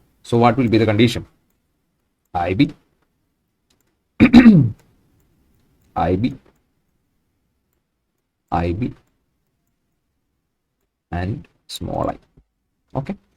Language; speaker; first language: English; non-native, local second language; Malayalam